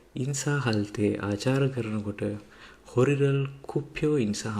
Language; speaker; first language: Korean; non-native, learner; Sinhala